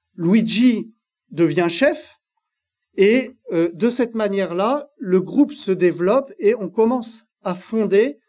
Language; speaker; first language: French; native; French